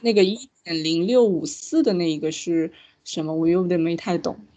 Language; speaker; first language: Chinese; native; Chinese